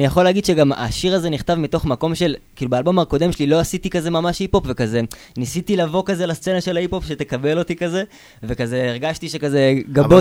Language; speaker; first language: Hebrew; native; Hebrew